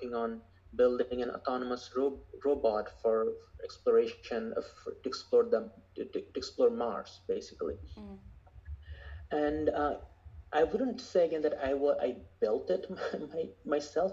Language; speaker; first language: English; non-native, local second language; Bangla